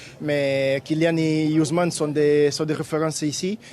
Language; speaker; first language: French; non-native, fluent; Portuguese